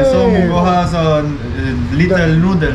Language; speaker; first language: English; non-native, fluent; Spanish